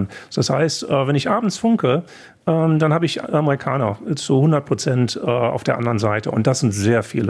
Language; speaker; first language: German; native; German